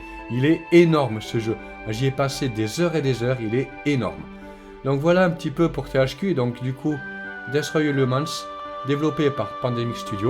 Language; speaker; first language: French; native; French